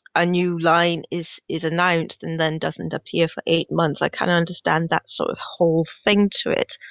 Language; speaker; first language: English; non-native, fluent; Danish